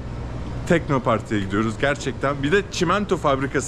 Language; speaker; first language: Turkish; native; Turkish